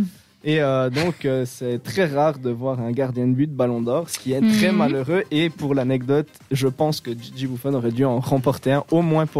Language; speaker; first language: French; native; French